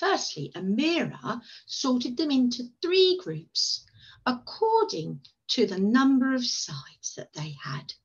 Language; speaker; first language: English; native; English